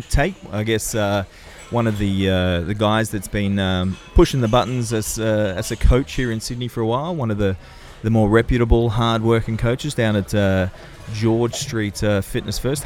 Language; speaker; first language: English; native; English